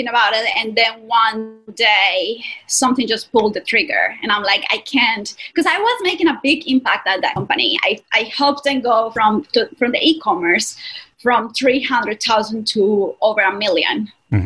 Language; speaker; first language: English; non-native, fluent; Spanish